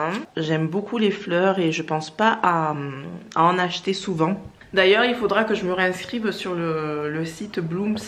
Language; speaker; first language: French; native; French